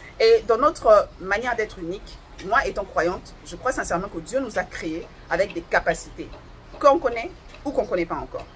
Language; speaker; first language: French; non-native, local second language; Lingala